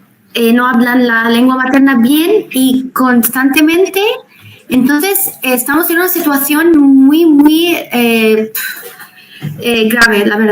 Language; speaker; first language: Spanish; non-native, fluent; Arabic